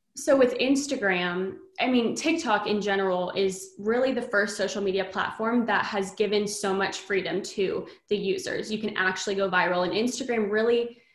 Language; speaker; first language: English; native; English